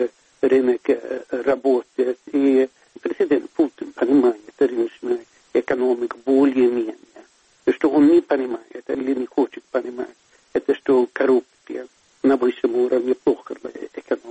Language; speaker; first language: Russian; non-native, fluent; Swedish